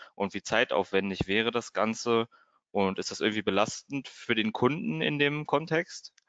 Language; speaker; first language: German; native; German